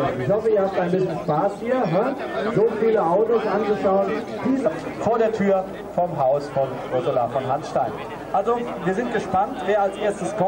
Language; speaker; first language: German; native; German